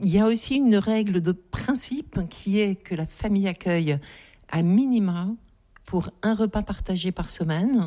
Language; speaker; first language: French; native; French